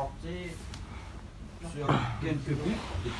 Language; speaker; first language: French; non-native, fluent; Vietnamese